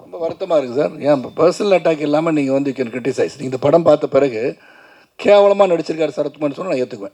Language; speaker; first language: Tamil; native; Tamil